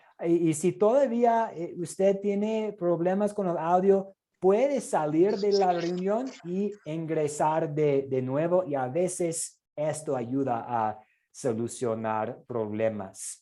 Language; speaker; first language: Spanish; non-native, fluent; English